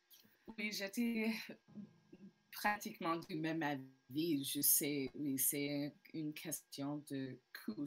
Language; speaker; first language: French; non-native, local second language; English